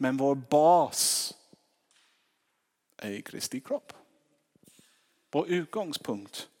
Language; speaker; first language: Swedish; non-native, fluent; English